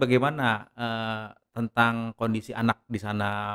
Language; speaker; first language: Indonesian; native; Indonesian